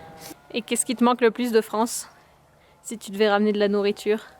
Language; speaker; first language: French; native; French